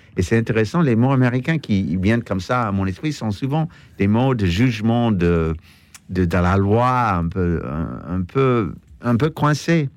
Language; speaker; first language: French; non-native, fluent; English